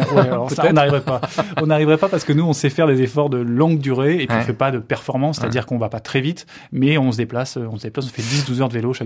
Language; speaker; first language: French; native; French